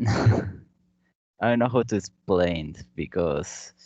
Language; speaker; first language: English; non-native, learner; Spanish